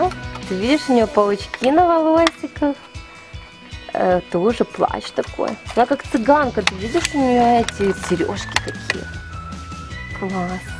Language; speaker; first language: Russian; native; Russian